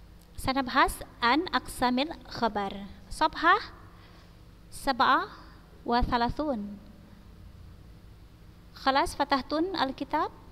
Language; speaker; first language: Arabic; non-native, fluent; Indonesian